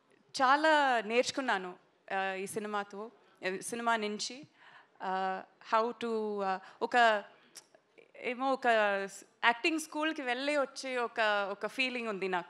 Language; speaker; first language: Telugu; non-native, learner; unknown